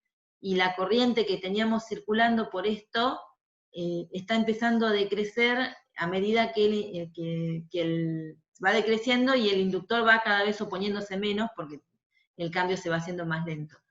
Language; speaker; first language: Spanish; native; Spanish